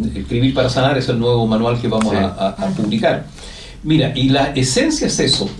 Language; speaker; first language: Spanish; native; Spanish